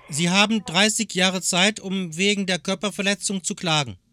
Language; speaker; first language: German; native; German